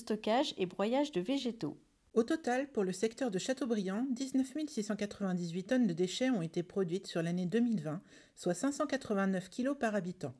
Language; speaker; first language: French; native; French